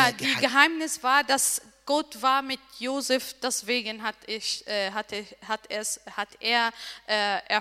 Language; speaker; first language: German; non-native, learner; Arabic